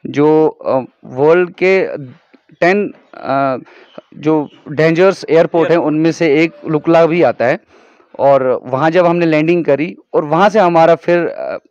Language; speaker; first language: Hindi; non-native, local second language; Kashmiri